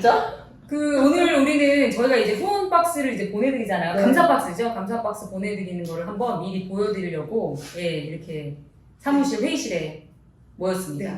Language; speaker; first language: Korean; native; Korean